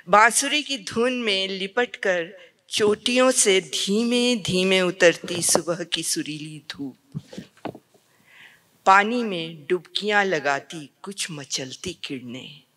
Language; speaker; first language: Hindi; native; Hindi